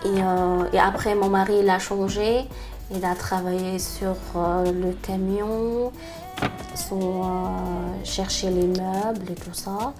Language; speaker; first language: French; non-native, local second language; Arabic